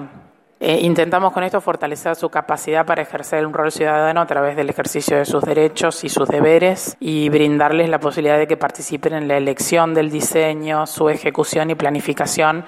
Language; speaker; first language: Spanish; native; Spanish